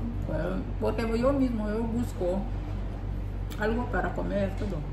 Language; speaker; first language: Spanish; non-native, learner; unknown